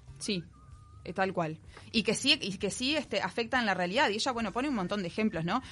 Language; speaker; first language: Spanish; native; Spanish